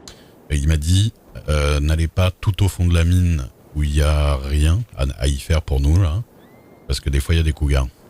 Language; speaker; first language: French; native; French